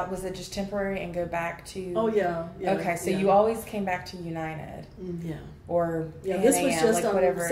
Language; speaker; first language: English; native; English